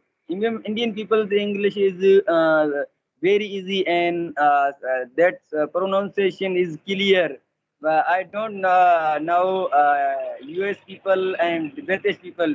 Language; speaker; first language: English; non-native, learner; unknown